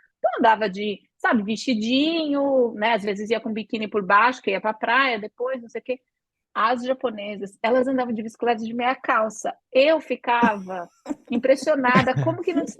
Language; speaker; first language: Portuguese; native; Portuguese